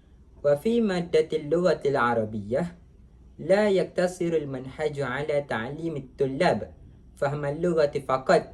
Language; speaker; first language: Arabic; non-native, learner; Malay